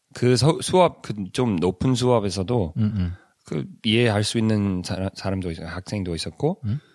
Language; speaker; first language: Korean; early bilingual, heritage; Korean